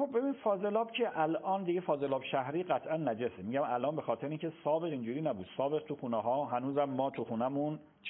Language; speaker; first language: Persian; native; Persian